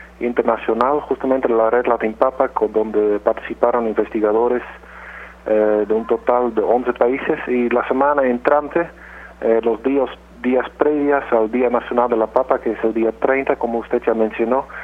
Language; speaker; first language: Spanish; non-native, fluent; Dutch